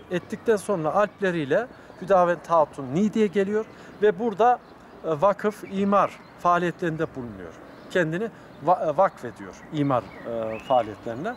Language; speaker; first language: Turkish; native; Turkish